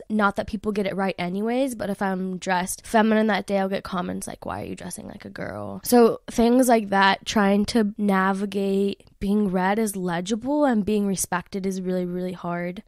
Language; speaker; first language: English; native; English